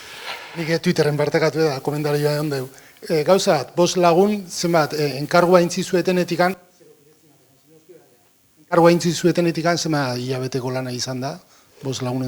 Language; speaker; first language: Basque; native; Basque